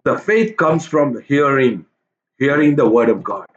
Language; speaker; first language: English; non-native, local second language; Tamil